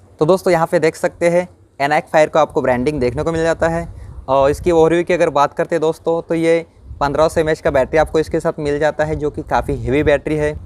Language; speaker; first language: Hindi; non-native, local second language; Marathi